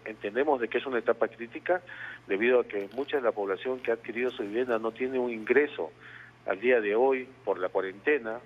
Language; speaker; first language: Spanish; native; Spanish